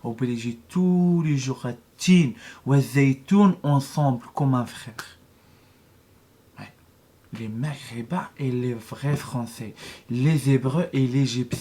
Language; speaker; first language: French; non-native, learner; Arabic